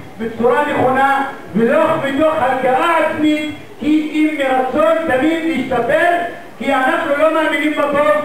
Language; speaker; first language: Hebrew; non-native, local second language; Arabic